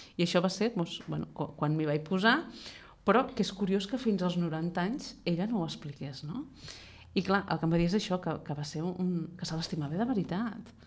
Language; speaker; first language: Catalan; native; Catalan